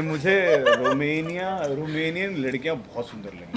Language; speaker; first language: Hindi; native; Hindi